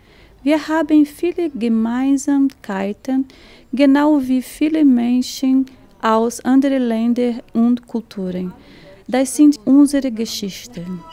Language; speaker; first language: German; non-native, fluent; Portuguese